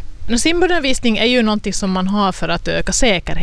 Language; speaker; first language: Swedish; native; Swedish